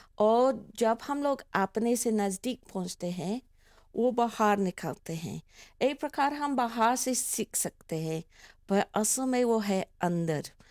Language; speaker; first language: Hindi; non-native, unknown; English